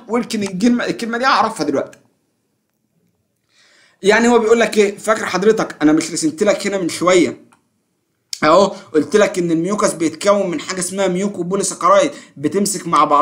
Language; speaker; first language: Arabic; native; Arabic